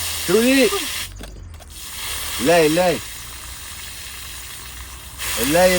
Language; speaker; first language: Italian; native; Italian